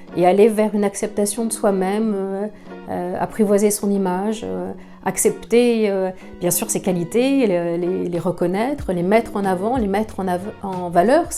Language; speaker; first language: French; native; French